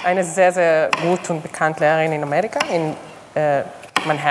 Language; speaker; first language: German; non-native, learner; Hebrew